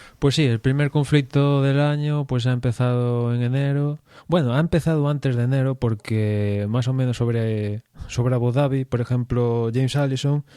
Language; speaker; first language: Spanish; native; Spanish